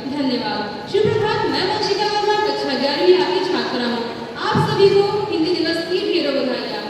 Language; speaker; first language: Hindi; native; Hindi